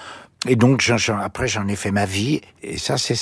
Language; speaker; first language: French; native; French